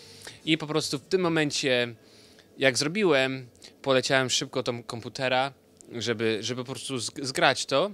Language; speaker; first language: Polish; early bilingual, heritage; Polish